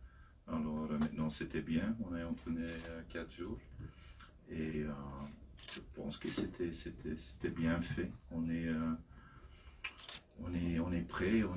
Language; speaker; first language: French; non-native, fluent; Dutch